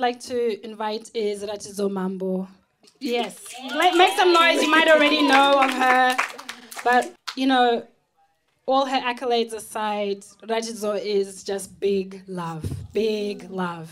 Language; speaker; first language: English; non-native, local second language; Shona